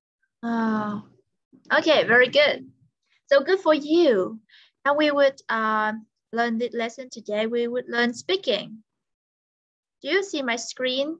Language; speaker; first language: English; non-native, fluent; Vietnamese